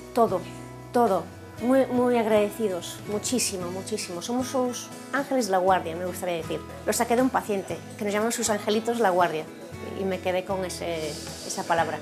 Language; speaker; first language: Spanish; early bilingual, heritage; Spanish